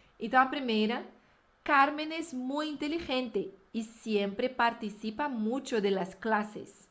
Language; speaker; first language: Spanish; non-native, fluent; Portuguese